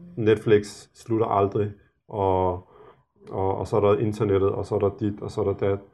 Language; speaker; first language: Danish; early bilingual, other home language; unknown